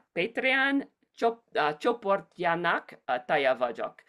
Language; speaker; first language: Hungarian; non-native, learner; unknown